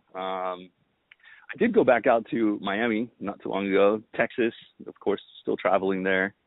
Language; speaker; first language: English; early bilingual, other home language; Romanian